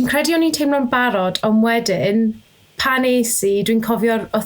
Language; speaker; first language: Welsh; native; Welsh